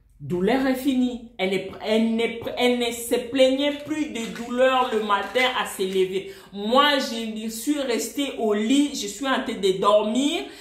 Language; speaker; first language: French; non-native, local second language; Swahili